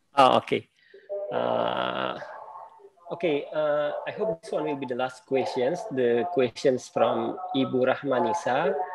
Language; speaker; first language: English; non-native, fluent; Indonesian